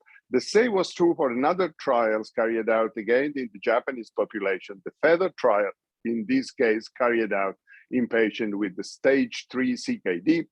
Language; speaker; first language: English; non-native, fluent; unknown